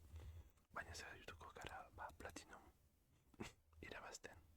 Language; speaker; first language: Basque; non-native, learner; French